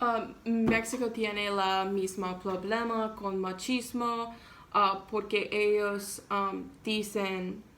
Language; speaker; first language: Spanish; non-native, learner; English